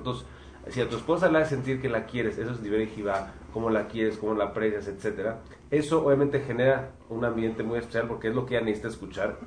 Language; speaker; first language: Spanish; native; Spanish